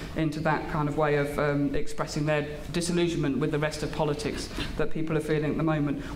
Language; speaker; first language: English; native; English